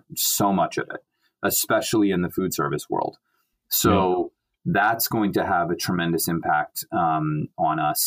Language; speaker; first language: English; native; English